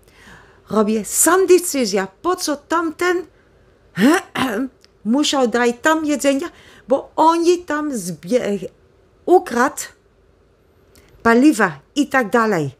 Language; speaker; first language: Polish; non-native, learner; Dutch